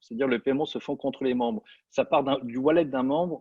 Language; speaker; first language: French; native; French